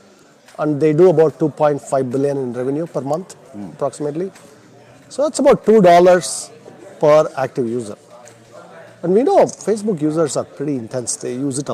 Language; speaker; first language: English; non-native, local second language; Tamil